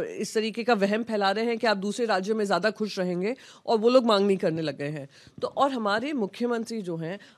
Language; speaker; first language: Hindi; native; Hindi